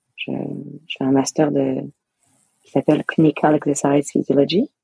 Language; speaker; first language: French; native; French